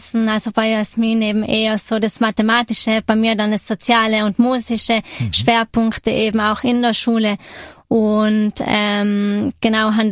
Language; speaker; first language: German; native; German